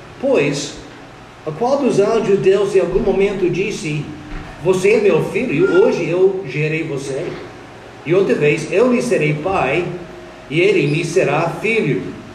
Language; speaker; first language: Portuguese; non-native, fluent; English